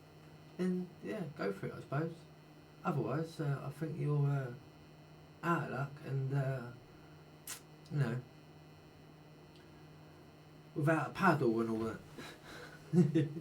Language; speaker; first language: English; native; English